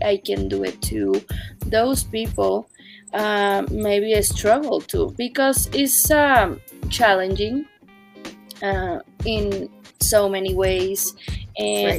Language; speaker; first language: English; non-native, fluent; Spanish